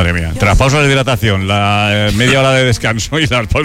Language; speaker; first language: Spanish; native; Spanish